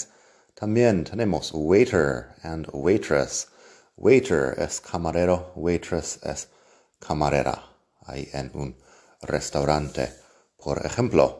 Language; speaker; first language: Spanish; non-native, fluent; English